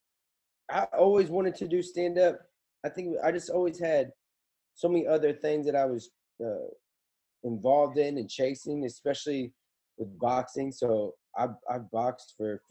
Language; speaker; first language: English; native; English